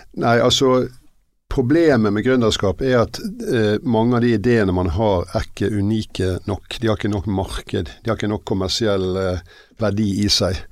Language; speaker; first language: Norwegian; native; Norwegian